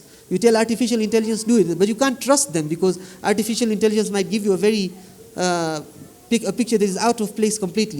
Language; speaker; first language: English; non-native, fluent; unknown